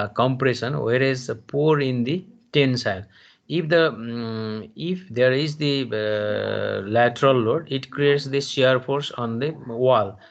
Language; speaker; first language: English; non-native, local second language; Nepali